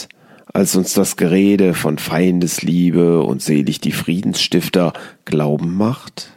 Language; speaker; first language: German; native; German